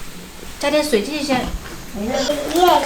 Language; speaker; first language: Chinese; non-native, local second language; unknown